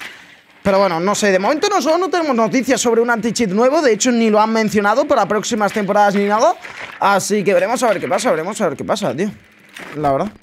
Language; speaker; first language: Spanish; native; Spanish